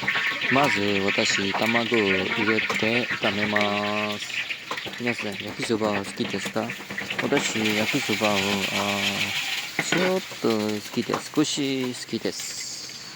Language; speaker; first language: Japanese; non-native, learner; Vietnamese